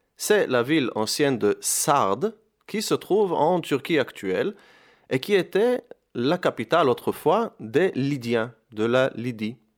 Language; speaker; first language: French; non-native, fluent; Hebrew